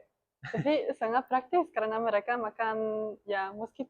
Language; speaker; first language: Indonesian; non-native, learner; German